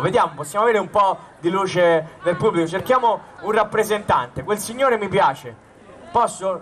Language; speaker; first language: Italian; native; Italian